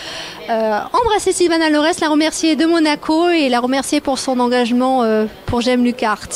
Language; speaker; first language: French; native; French